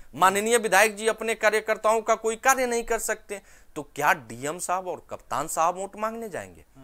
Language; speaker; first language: Hindi; native; Hindi